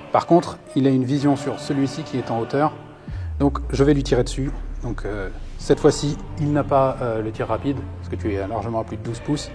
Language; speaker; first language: French; native; French